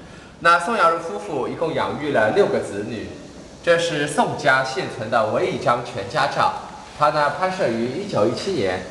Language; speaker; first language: Chinese; native; Chinese